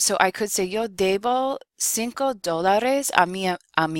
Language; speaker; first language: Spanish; non-native, fluent; English